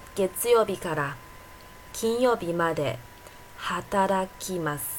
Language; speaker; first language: Japanese; non-native, fluent; Chinese